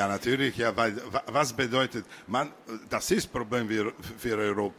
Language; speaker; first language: German; non-native, learner; Serbian